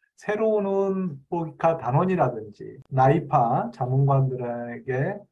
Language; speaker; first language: Korean; native; Korean